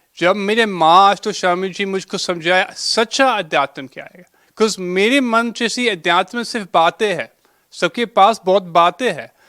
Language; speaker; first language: Hindi; early bilingual, heritage; Hindi